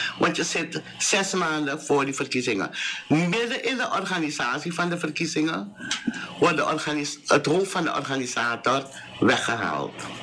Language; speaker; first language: Dutch; native; Dutch